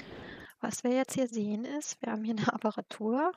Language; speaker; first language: German; native; German